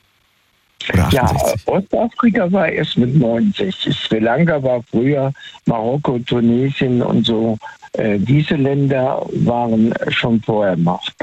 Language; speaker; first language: German; native; German